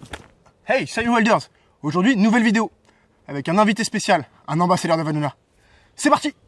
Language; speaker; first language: French; native; French